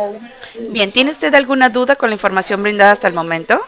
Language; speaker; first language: Spanish; native; Spanish